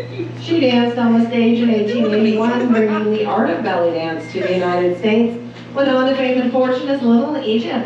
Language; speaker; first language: English; native; English